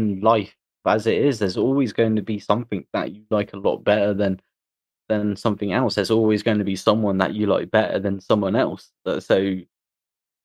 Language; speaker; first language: English; native; English